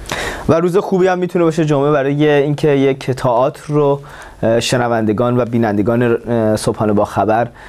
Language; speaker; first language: Persian; native; Persian